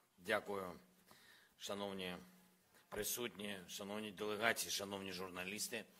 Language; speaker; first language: Ukrainian; non-native, local second language; Russian